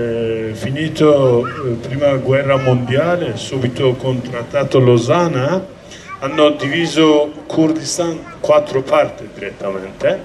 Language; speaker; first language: Italian; non-native, learner; Kurdish